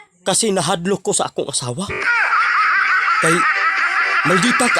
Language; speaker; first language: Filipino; non-native, local second language; Cebuano